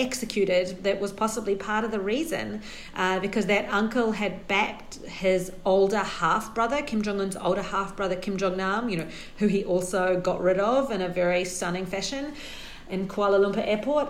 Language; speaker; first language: English; native; English